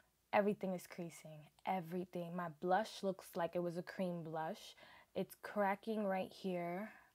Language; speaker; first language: English; early bilingual, other home language; Spanish